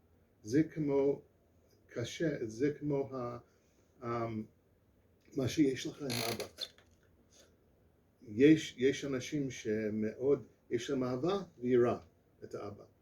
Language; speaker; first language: Hebrew; non-native, learner; English